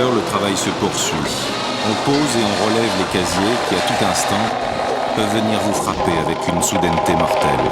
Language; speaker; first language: French; native; French